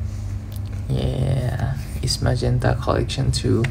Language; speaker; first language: English; non-native, learner; Thai